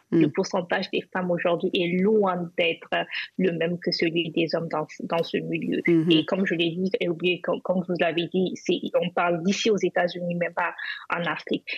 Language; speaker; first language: French; non-native, local second language; Hausa